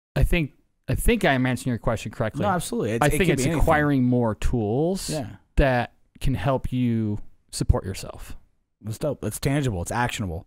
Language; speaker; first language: English; native; English